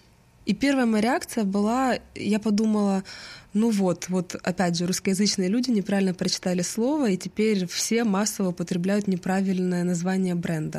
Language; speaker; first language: Russian; native; Russian